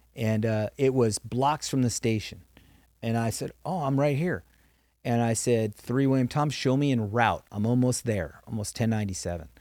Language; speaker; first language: English; native; English